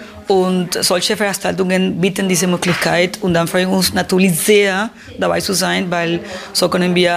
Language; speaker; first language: German; non-native, fluent; Spanish